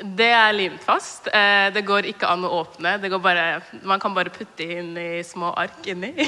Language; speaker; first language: Norwegian; early bilingual, other home language; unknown